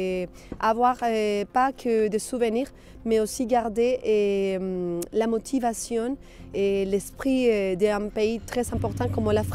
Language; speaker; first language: French; non-native, fluent; Spanish